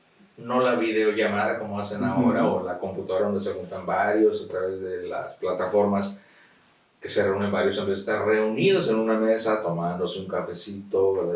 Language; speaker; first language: Spanish; native; Spanish